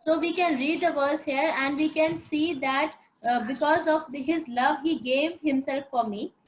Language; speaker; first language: English; non-native, local second language; Hindi